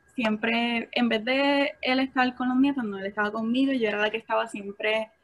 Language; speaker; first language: Spanish; native; Spanish